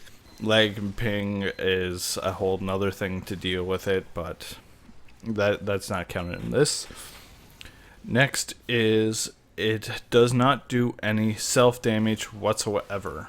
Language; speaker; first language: English; native; English